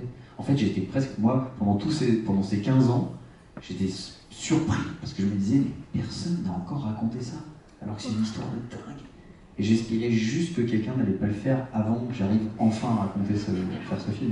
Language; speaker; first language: French; native; French